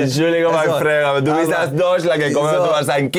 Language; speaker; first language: German; non-native, fluent; Spanish